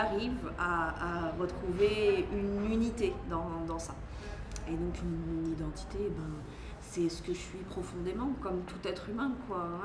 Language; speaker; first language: French; native; French